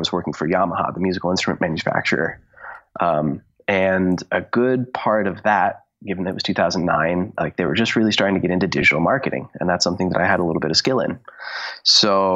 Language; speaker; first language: English; native; English